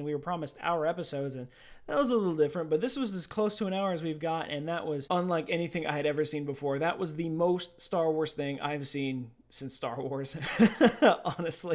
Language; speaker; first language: English; native; English